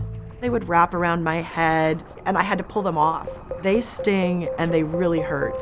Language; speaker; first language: English; native; English